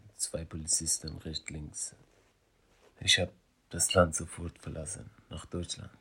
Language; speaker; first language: German; non-native, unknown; Persian